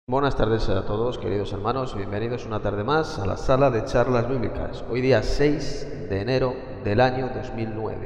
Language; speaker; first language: Spanish; native; Spanish